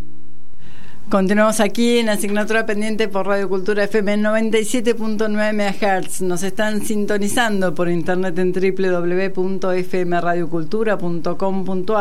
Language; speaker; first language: Spanish; native; Spanish